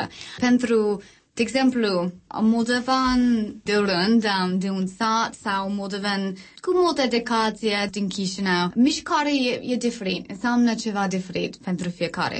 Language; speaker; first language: Romanian; non-native, learner; English